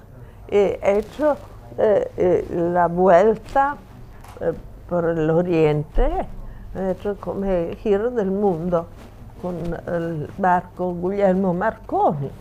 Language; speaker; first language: Spanish; non-native, fluent; Italian